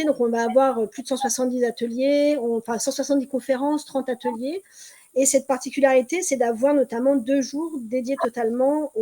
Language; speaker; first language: French; native; French